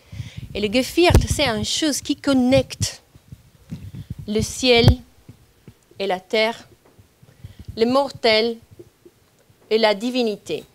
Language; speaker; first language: French; non-native, fluent; Italian